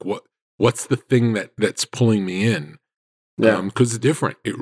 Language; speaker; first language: English; native; English